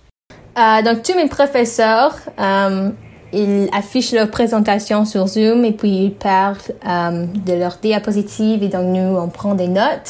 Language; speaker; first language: French; non-native, learner; English